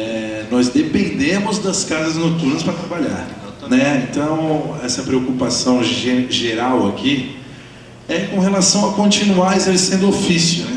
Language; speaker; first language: Portuguese; native; Portuguese